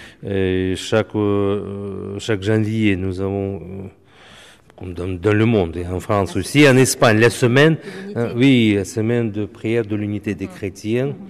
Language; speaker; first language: French; non-native, fluent; Russian